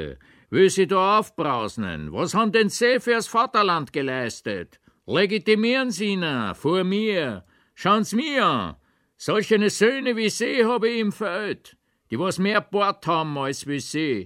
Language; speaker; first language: German; native; German